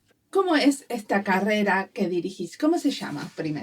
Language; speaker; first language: Spanish; native; Spanish